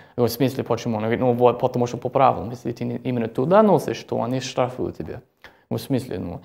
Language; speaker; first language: Russian; non-native, fluent; English